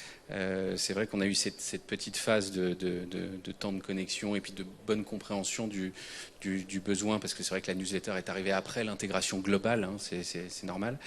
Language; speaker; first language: French; native; French